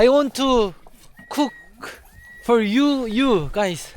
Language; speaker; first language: English; non-native, learner; Korean